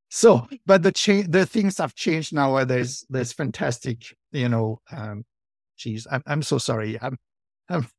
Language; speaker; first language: English; non-native, fluent; French